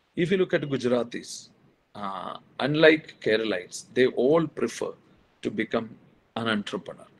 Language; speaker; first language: English; non-native, local second language; Malayalam